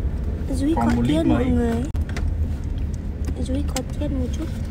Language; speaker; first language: Vietnamese; non-native, learner; Indonesian